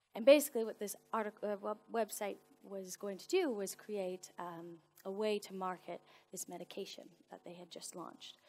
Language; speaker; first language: English; native; English